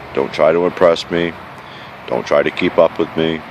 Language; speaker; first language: English; native; English